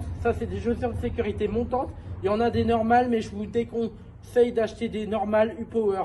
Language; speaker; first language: French; native; French